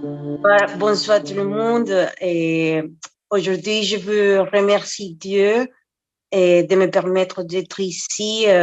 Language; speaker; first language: French; non-native, fluent; Spanish